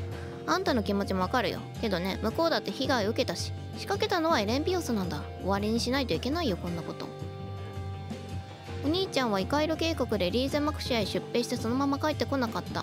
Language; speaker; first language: Japanese; native; Japanese